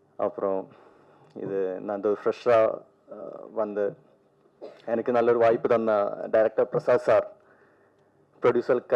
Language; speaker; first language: Tamil; non-native, learner; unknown